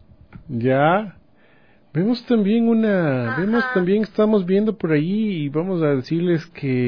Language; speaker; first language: Spanish; native; Spanish